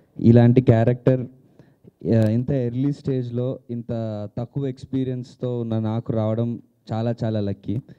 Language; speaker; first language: Telugu; native; Telugu